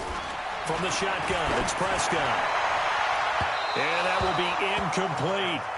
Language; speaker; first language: English; native; English